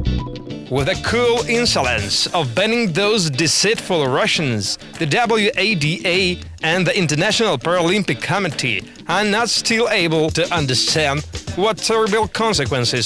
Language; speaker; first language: English; non-native, fluent; Russian